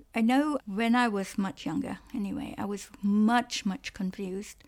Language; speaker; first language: English; non-native, local second language; Cantonese